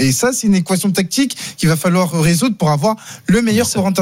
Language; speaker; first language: French; native; French